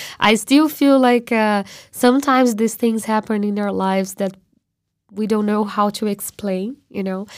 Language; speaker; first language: English; non-native, fluent; Portuguese